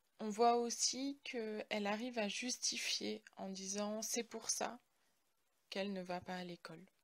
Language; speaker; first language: French; native; French